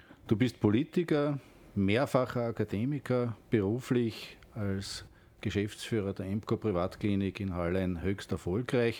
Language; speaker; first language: German; native; German